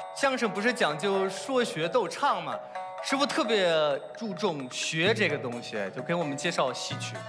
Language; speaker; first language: Chinese; non-native, fluent; Ukrainian